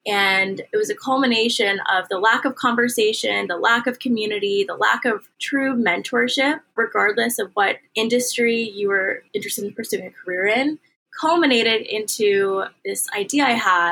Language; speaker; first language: English; native; English